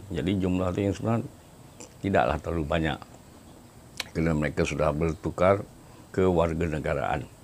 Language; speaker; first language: Malay; native; Malay